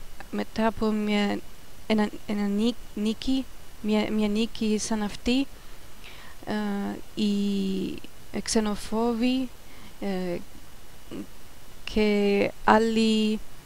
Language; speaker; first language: Greek; non-native, learner; German